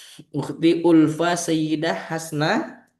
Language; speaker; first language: Arabic; non-native, fluent; Indonesian